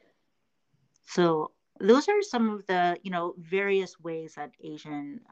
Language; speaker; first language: English; early bilingual, other home language; Korean